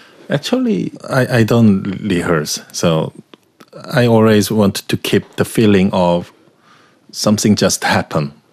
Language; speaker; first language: English; non-native, learner; Korean